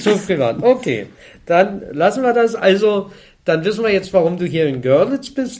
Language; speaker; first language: German; native; German